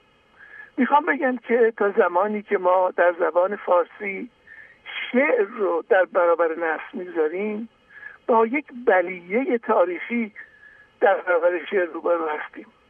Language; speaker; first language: Persian; native; Persian